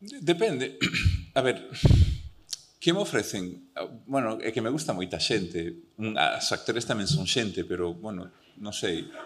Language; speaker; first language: Galician; early bilingual, heritage; Galician